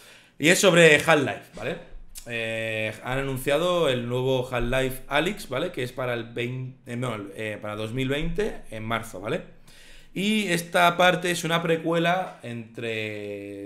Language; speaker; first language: Spanish; native; Spanish